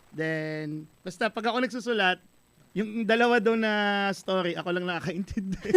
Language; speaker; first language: Filipino; native; Filipino